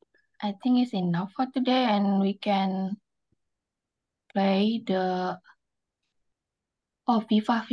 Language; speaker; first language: English; non-native, learner; Indonesian